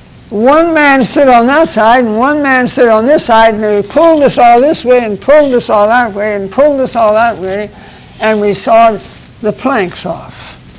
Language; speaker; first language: English; early bilingual, other home language; Chinese